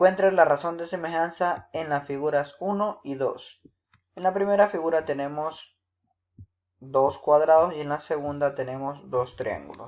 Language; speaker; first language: Spanish; native; Spanish